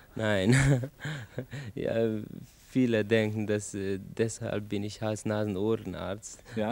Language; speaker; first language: German; non-native, learner; Hungarian